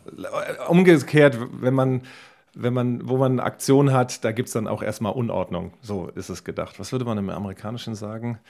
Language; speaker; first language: German; native; German